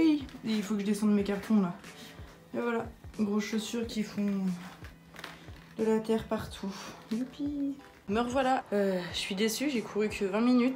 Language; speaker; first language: French; native; French